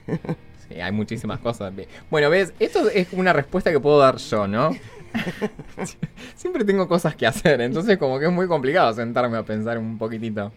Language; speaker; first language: Spanish; native; Spanish